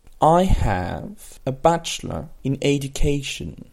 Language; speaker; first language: English; non-native, fluent; French